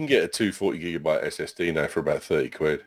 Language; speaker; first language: English; native; English